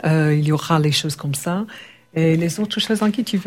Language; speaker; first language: French; non-native, learner; English